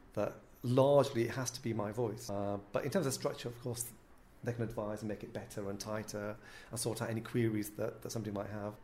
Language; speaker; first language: English; native; English